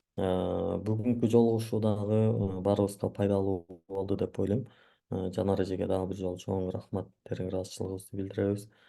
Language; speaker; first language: Kyrgyz; native; Kyrgyz